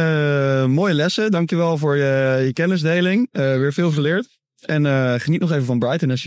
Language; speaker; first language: Dutch; native; Dutch